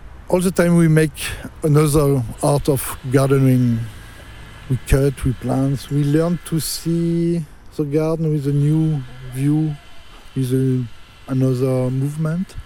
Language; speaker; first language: English; non-native, learner; French